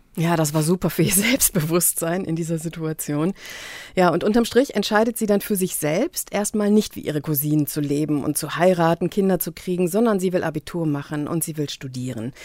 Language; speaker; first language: German; native; German